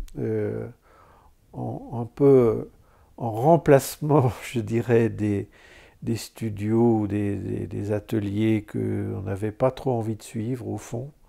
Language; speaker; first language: French; native; French